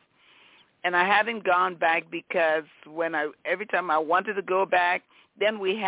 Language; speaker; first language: English; native; English